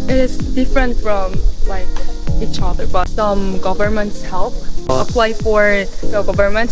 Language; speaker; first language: English; non-native, fluent; Korean